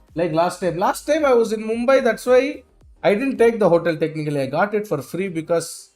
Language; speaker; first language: English; non-native, local second language; Hindi